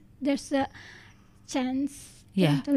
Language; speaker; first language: English; non-native, learner; Indonesian